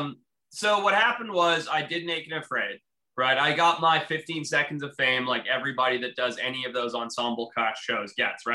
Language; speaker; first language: English; native; English